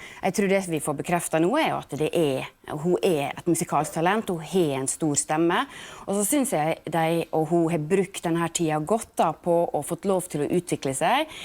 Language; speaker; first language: Norwegian; native; Norwegian